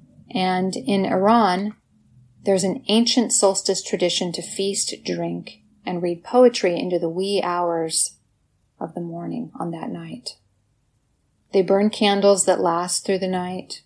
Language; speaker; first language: English; native; English